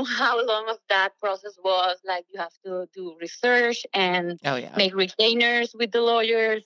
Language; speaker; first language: English; non-native, fluent; Spanish